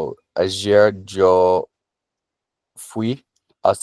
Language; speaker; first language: Spanish; non-native, learner; English